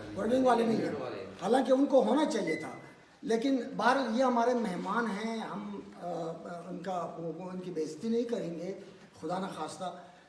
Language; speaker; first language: Urdu; non-native, local second language; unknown